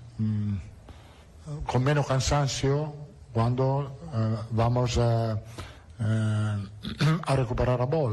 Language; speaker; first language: Portuguese; non-native, learner; Italian